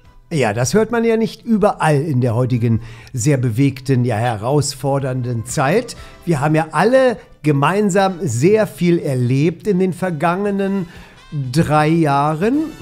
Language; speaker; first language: German; native; German